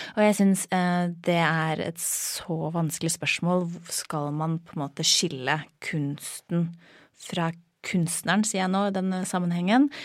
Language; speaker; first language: Norwegian; non-native, fluent; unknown